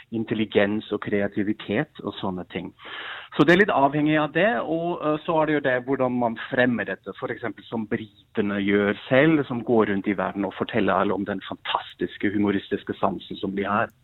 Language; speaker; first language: Norwegian; non-native, fluent; German